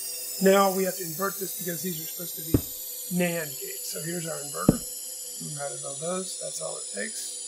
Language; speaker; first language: English; native; English